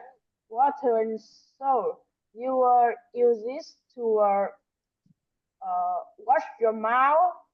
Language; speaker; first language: English; non-native, learner; Vietnamese